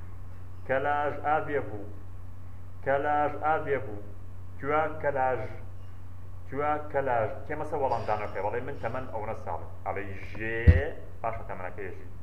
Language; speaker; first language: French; non-native, learner; Central Kurdish